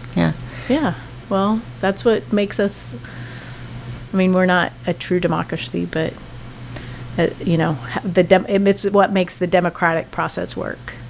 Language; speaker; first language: English; native; English